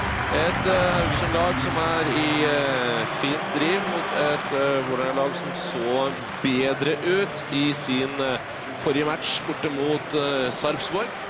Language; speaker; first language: Norwegian; native; Norwegian